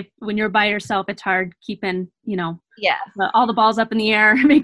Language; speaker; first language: English; native; English